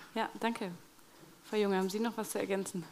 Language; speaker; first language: German; native; German